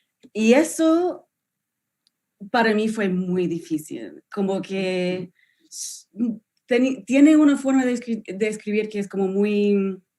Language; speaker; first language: Spanish; non-native, fluent; English